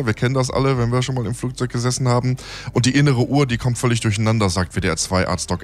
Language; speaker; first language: German; native; German